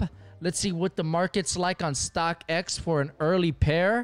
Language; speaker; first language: English; native; English